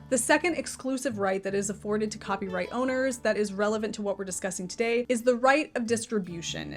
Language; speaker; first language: English; native; English